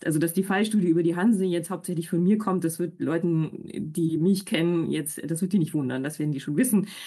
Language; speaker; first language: German; native; German